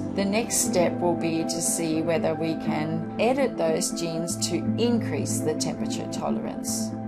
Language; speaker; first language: English; non-native, fluent; Danish